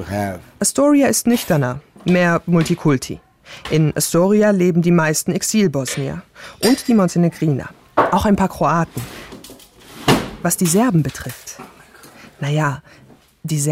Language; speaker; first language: German; native; German